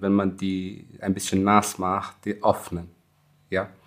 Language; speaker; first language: German; non-native, fluent; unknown